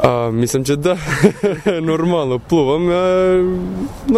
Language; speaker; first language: Bulgarian; non-native, learner; Albanian